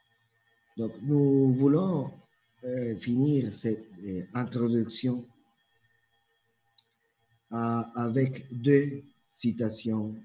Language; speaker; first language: French; non-native, fluent; Spanish